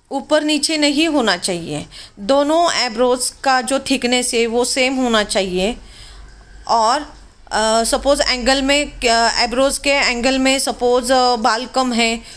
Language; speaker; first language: Hindi; non-native, local second language; Marathi